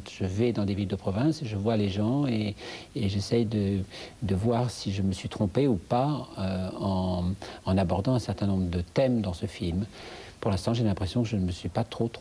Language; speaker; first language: French; native; French